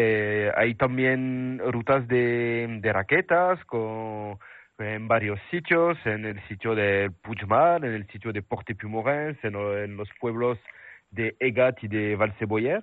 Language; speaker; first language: Spanish; non-native, fluent; French